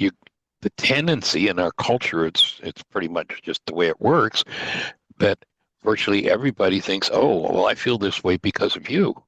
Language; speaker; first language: English; native; English